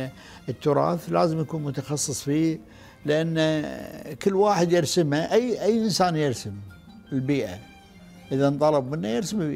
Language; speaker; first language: Arabic; native; Arabic